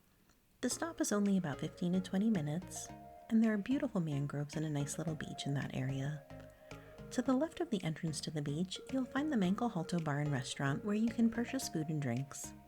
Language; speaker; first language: English; native; English